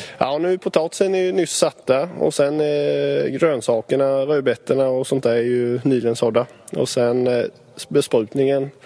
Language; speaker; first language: Swedish; native; Swedish